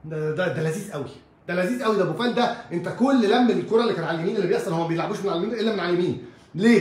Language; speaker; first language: Arabic; native; Arabic